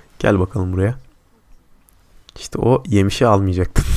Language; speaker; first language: Turkish; native; Turkish